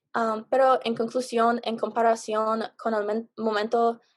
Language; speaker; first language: Spanish; non-native, fluent; English